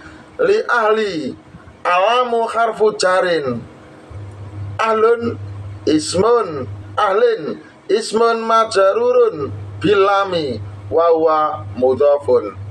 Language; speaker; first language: Arabic; non-native, fluent; Javanese